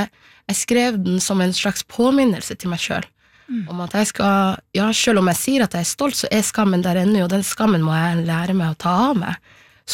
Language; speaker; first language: Norwegian; non-native, local second language; Somali